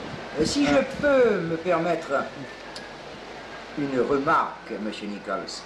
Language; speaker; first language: French; native; French